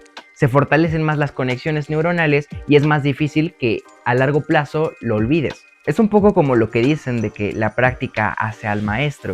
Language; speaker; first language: Spanish; native; Spanish